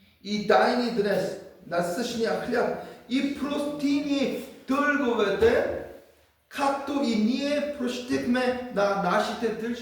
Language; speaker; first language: Bulgarian; non-native, learner; Korean